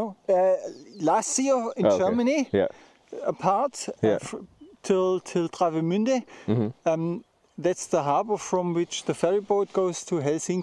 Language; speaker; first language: English; non-native, fluent; German